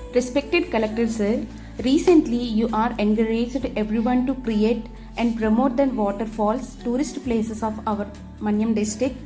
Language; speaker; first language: English; non-native, local second language; Telugu